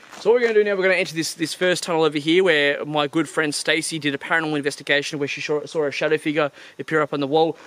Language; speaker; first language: English; native; English